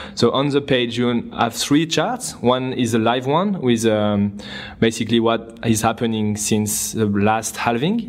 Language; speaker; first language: English; non-native, fluent; French